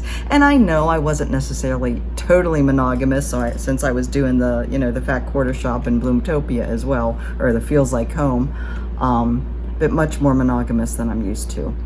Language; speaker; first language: English; native; English